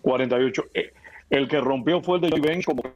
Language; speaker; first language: Spanish; native; Spanish